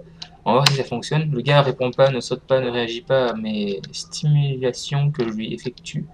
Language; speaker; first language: French; native; French